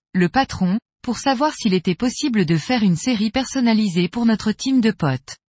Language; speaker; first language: French; native; French